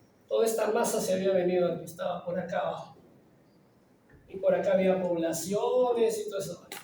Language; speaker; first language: Spanish; native; Spanish